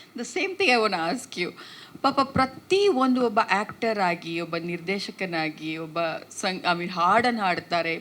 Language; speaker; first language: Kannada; native; Kannada